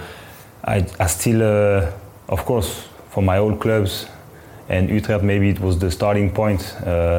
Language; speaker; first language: English; non-native, fluent; French